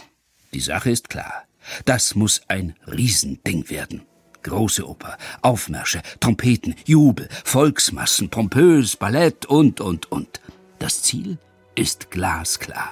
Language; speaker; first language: German; native; German